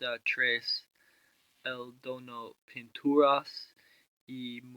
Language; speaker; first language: Spanish; non-native, learner; English